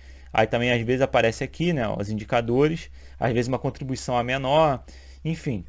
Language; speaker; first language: Portuguese; native; Portuguese